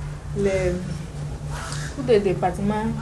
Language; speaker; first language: French; non-native, learner; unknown